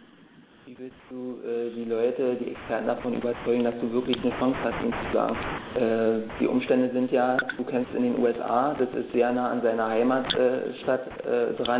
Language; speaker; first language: German; native; German